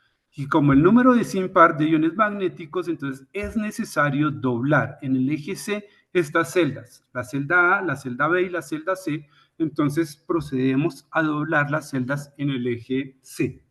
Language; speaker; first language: Spanish; native; Spanish